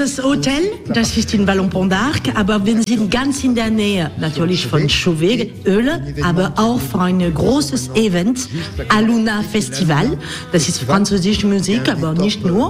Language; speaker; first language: German; non-native, fluent; French